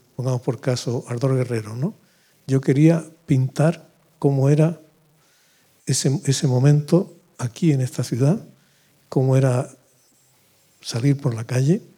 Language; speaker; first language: Spanish; native; Spanish